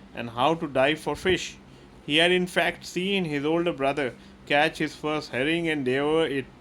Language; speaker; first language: English; non-native, local second language; Hindi